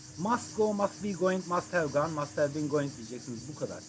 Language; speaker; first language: English; non-native, fluent; Turkish